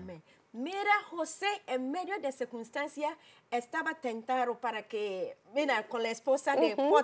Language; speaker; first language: Spanish; non-native, learner; English